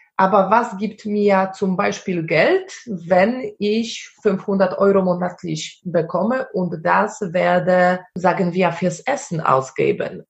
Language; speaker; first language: German; non-native, fluent; Polish